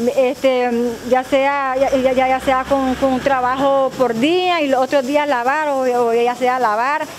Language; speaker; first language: Spanish; native; Spanish